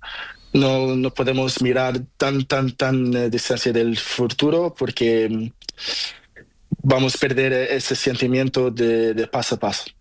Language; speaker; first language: Spanish; non-native, learner; Portuguese